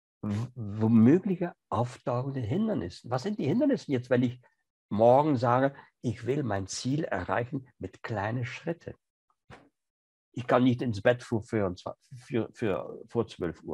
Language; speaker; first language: German; non-native, fluent; French